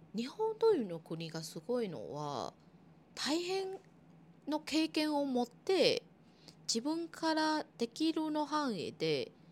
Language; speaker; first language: Japanese; non-native, fluent; Chinese